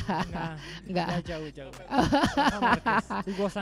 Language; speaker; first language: Indonesian; non-native, fluent; Spanish